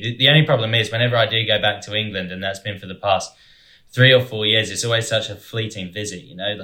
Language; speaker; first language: English; native; English